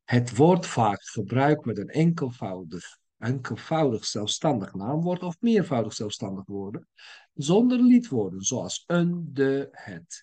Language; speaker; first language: Dutch; non-native, fluent; Turkish